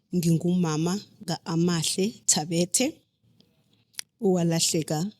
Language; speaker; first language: Zulu; native; Zulu